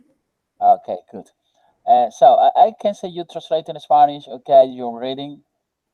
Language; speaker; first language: English; non-native, learner; Spanish